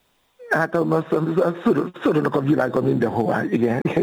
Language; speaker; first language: Hungarian; non-native, fluent; Yoruba